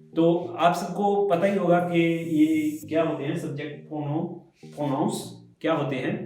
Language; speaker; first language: Hindi; native; Hindi